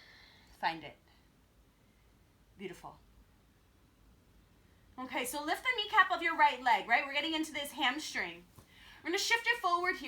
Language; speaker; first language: English; native; English